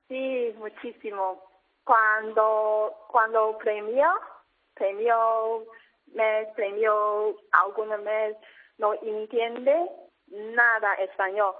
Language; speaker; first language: Spanish; non-native, learner; Cantonese